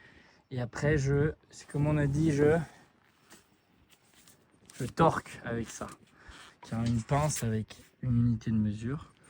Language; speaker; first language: French; native; French